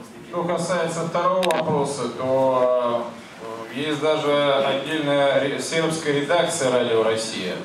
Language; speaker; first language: Russian; native; Russian